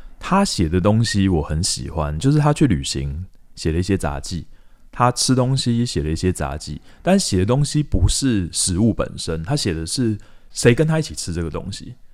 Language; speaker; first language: Chinese; native; Chinese